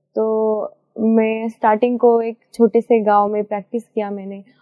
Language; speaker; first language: Hindi; non-native, local second language; Marathi